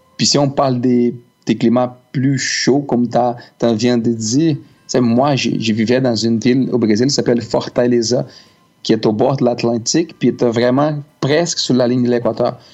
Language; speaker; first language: French; native; French